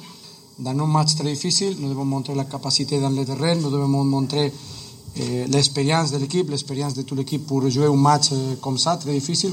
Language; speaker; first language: French; non-native, fluent; Spanish